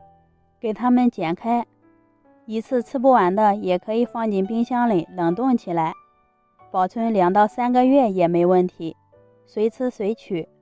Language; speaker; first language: Chinese; native; Chinese